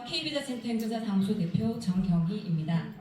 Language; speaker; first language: Korean; native; Korean